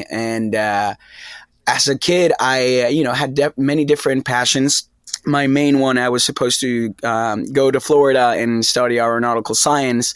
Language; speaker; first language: English; non-native, fluent; Spanish